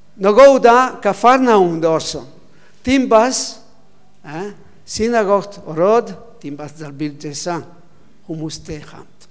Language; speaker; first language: Mongolian; non-native, learner; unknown